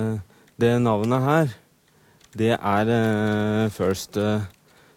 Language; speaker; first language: Norwegian; native; Norwegian